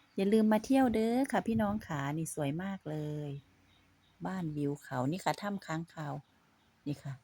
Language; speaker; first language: Thai; native; Thai